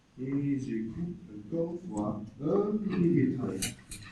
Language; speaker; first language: French; non-native, learner; German